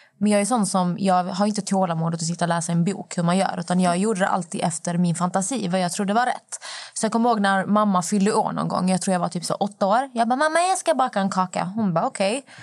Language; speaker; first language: Swedish; native; Swedish